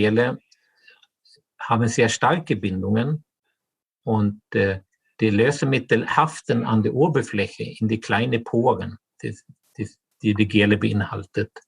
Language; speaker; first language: German; non-native, fluent; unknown